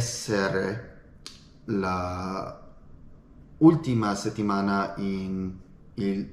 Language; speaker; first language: Italian; non-native, learner; English